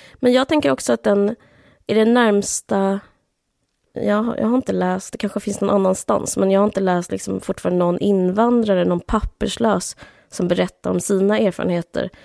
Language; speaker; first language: Swedish; native; Swedish